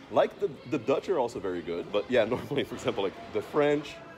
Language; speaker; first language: English; non-native, fluent; Portuguese